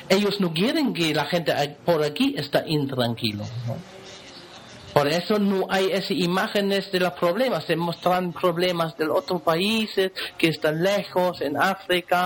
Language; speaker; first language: Spanish; non-native, fluent; German